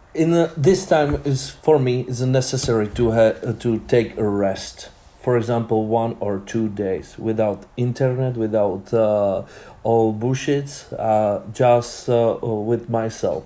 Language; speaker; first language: English; non-native, learner; Czech